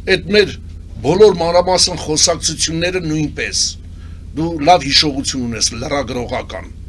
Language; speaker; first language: Armenian; non-native, local second language; Kurdish